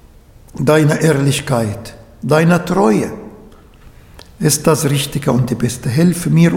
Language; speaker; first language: German; non-native, fluent; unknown